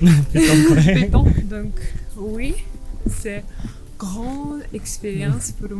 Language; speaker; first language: French; non-native, learner; Ukrainian